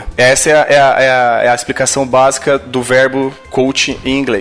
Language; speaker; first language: Portuguese; native; Portuguese